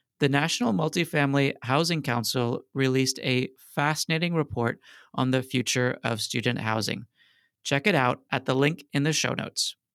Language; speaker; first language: English; native; English